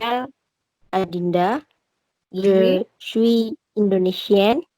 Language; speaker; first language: French; non-native, learner; Indonesian